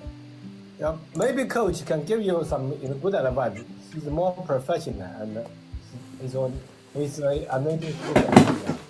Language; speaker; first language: English; non-native, learner; Vietnamese